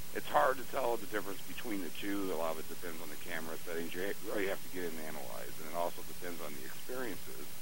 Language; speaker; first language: English; native; English